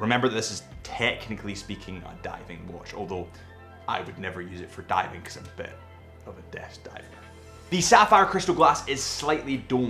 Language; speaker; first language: English; native; English